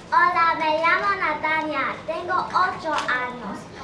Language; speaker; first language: Spanish; non-native, learner; Cantonese